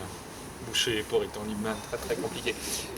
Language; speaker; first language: French; native; French